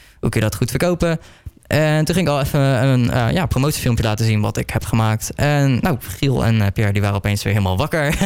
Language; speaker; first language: Dutch; native; Dutch